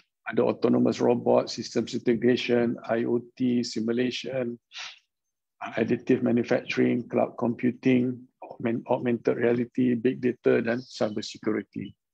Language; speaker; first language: English; non-native, local second language; Malay